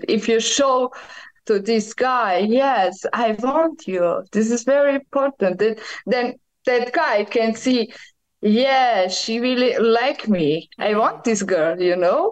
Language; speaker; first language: English; non-native, learner; Croatian